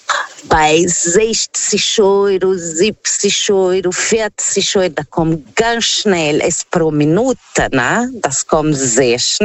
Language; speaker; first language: German; non-native, fluent; Portuguese